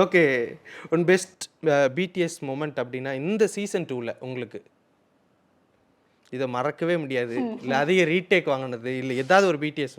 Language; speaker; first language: Tamil; native; Tamil